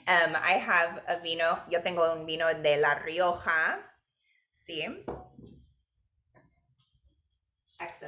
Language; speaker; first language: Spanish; non-native, fluent; English